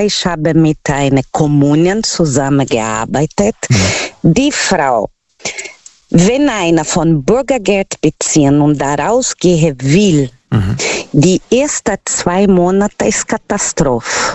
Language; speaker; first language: German; non-native, fluent; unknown